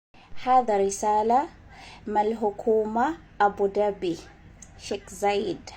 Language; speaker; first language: Arabic; non-native, learner; Ganda